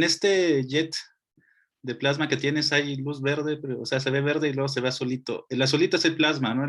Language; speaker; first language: Spanish; native; Spanish